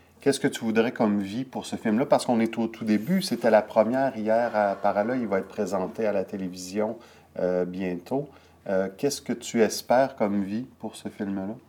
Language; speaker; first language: French; native; French